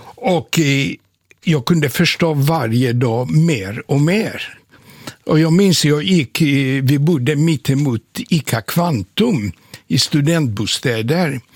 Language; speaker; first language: Swedish; non-native, fluent; Polish